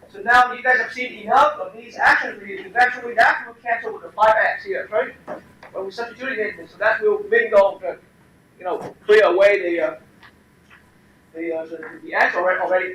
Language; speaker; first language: English; non-native, fluent; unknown